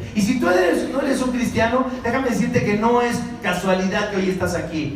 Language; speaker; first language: Spanish; native; Spanish